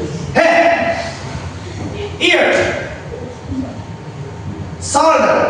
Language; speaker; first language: English; non-native, learner; Indonesian